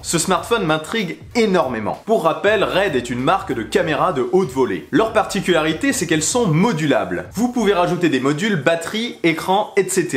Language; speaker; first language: French; native; French